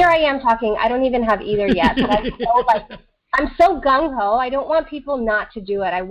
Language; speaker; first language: English; early bilingual, other home language; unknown